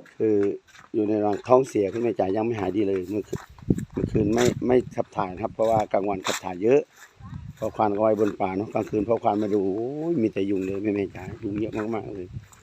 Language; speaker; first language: Thai; non-native, local second language; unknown